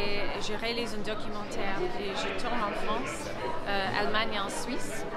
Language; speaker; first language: French; non-native, fluent; English